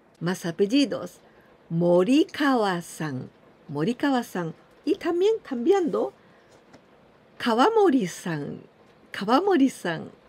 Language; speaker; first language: Spanish; non-native, fluent; Japanese